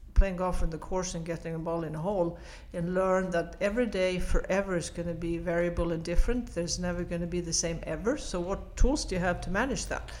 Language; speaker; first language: English; non-native, fluent; Swedish